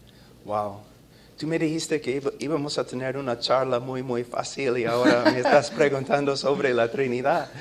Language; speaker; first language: Spanish; non-native, fluent; English